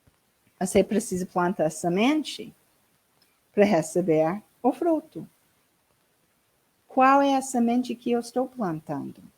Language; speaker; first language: Portuguese; non-native, learner; English